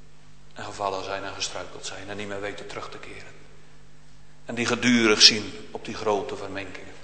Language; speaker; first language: Dutch; native; Dutch